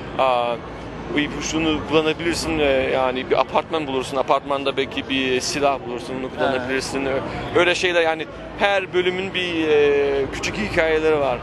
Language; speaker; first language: Turkish; early bilingual, heritage; Turkish